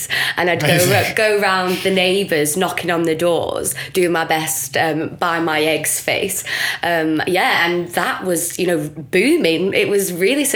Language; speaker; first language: English; native; English